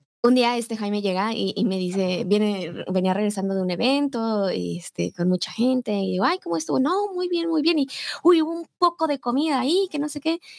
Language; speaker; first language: Spanish; native; Spanish